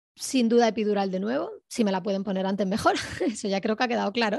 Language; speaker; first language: Spanish; native; Spanish